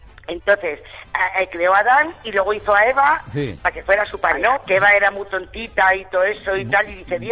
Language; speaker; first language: Spanish; native; Spanish